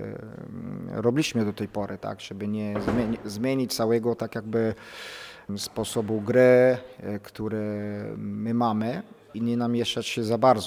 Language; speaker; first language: Polish; non-native, fluent; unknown